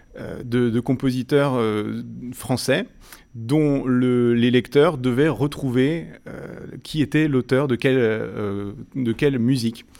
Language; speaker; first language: French; native; French